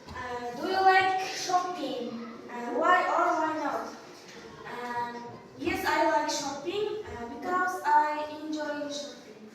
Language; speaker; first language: English; non-native, learner; Uzbek